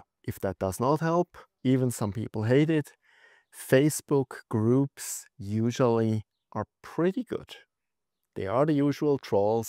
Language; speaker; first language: English; non-native, fluent; German